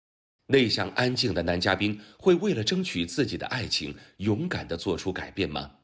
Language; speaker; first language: Chinese; native; Chinese